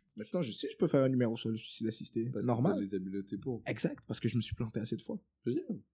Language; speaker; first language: French; native; French